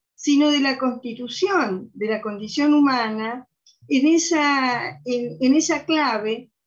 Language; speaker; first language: Spanish; native; Spanish